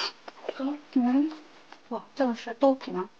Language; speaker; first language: Chinese; non-native, fluent; Korean